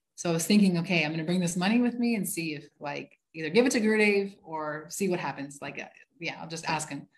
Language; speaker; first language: English; native; English